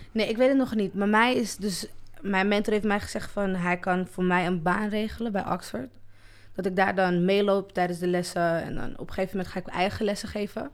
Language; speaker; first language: Dutch; early bilingual, other home language; Arabic